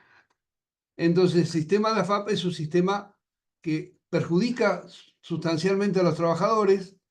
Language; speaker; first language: Spanish; native; Spanish